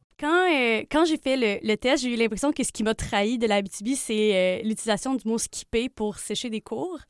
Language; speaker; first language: French; native; French